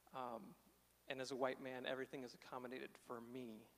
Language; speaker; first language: English; native; English